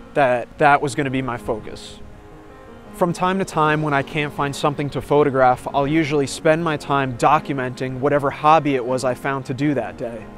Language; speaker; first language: English; native; English